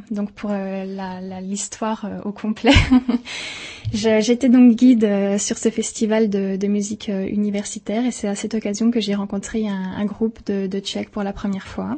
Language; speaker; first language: French; native; French